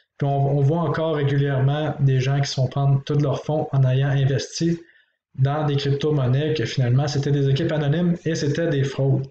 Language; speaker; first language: French; native; French